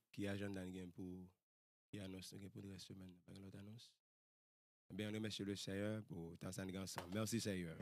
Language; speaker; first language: French; native; French